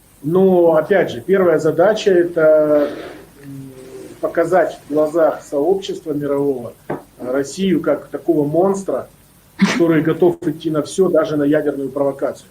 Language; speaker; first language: Russian; native; Russian